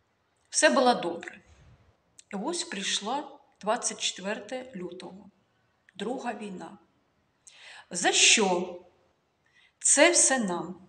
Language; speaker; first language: Ukrainian; non-native, local second language; Russian